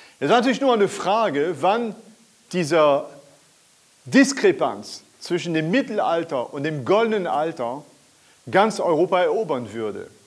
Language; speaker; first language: German; non-native, fluent; French